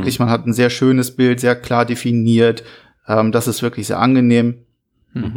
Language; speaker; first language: German; native; German